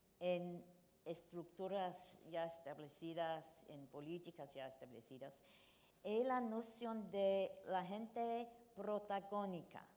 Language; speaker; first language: Spanish; non-native, fluent; English